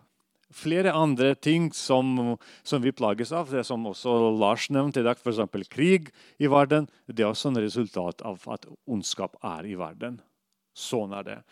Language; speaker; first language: Norwegian; non-native, fluent; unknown